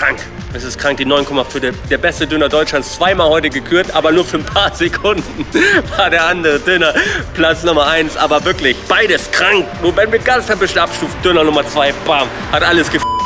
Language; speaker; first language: German; native; German